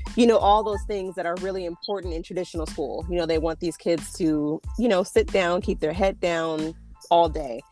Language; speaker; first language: English; native; English